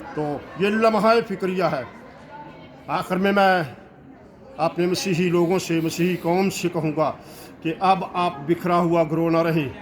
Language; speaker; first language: Urdu; non-native, local second language; Punjabi